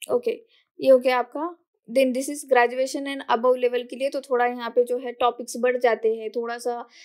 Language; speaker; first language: Hindi; non-native, local second language; Marathi